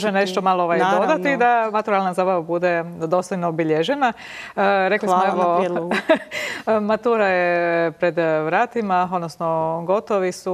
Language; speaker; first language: Croatian; native; Croatian